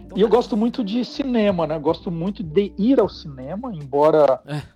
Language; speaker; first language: Portuguese; native; Portuguese